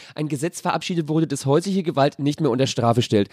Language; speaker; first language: German; native; German